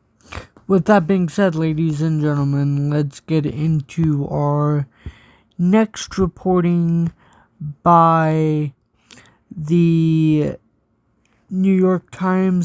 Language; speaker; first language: English; native; English